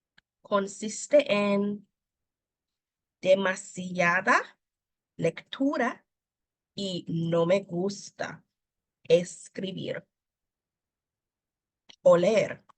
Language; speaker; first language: Spanish; non-native, fluent; English